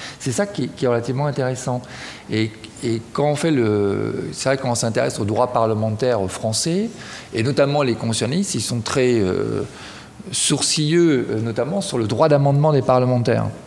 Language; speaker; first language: French; native; French